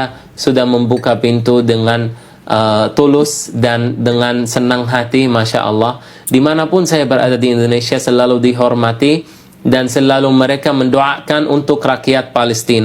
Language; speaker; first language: Indonesian; non-native, fluent; Arabic